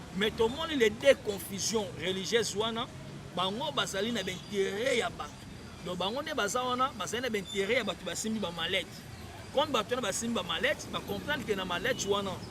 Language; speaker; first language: Lingala; native; Lingala